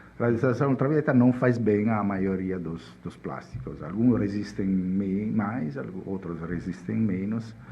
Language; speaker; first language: Portuguese; non-native, fluent; Italian